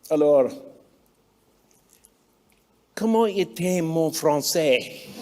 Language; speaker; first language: French; non-native, learner; English